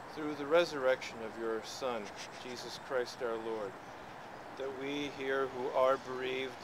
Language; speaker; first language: English; early bilingual, other home language; Latvian